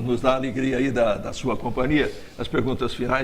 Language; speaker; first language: Portuguese; native; Portuguese